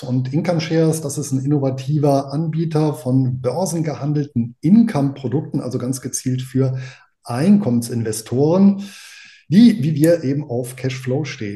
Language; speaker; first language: German; native; German